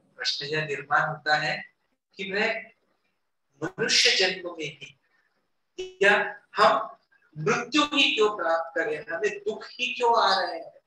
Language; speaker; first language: Hindi; non-native, local second language; Marathi